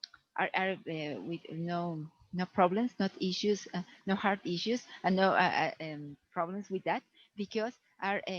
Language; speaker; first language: English; non-native, fluent; Spanish